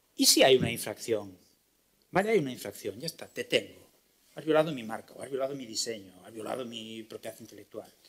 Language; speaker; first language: Spanish; native; Spanish